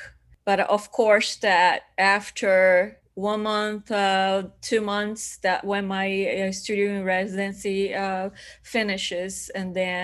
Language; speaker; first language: English; non-native, fluent; Portuguese